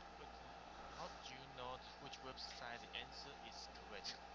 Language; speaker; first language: English; non-native, learner; Chinese